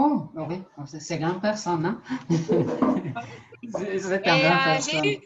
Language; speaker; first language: French; non-native, learner; Portuguese